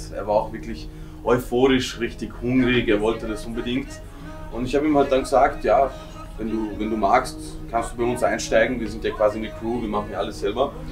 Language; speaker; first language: German; early bilingual, other home language; Serbian